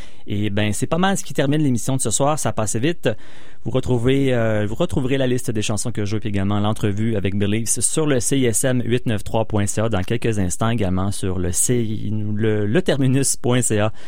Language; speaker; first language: French; native; French